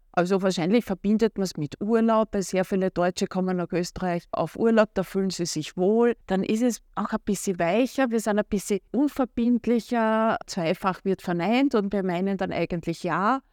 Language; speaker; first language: German; native; German